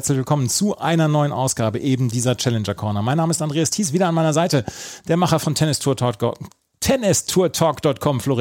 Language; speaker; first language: German; native; German